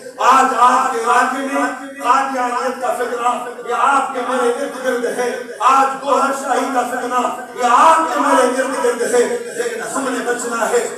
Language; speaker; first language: Urdu; non-native, local second language; Sindhi